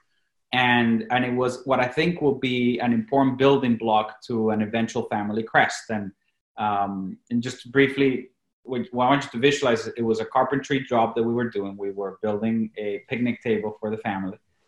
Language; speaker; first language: English; non-native, fluent; Spanish